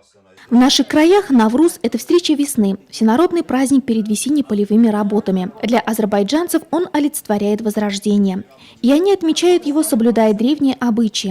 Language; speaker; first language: Russian; native; Russian